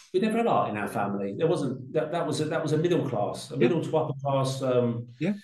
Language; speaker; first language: English; native; English